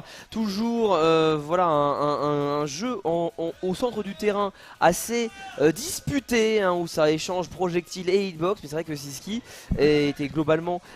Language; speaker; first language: French; native; French